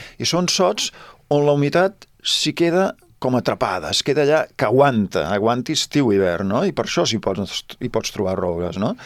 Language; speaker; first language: Catalan; native; Catalan